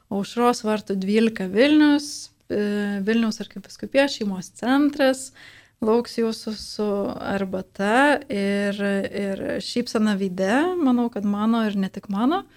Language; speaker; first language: Lithuanian; native; Lithuanian